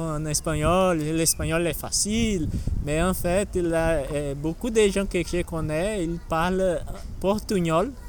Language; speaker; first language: French; non-native, learner; Portuguese